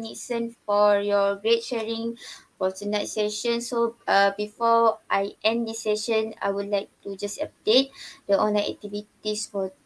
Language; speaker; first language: English; non-native, local second language; Malay